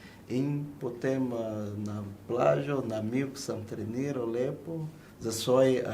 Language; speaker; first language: Slovenian; non-native, fluent; Portuguese